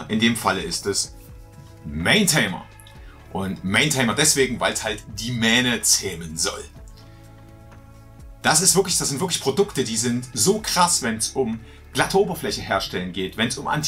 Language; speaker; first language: German; native; German